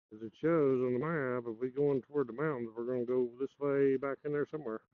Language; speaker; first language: English; native; English